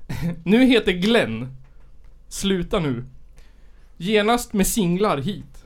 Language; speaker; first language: Swedish; native; Swedish